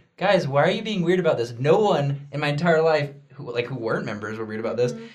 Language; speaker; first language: English; native; English